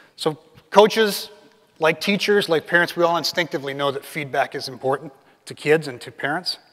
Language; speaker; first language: English; native; English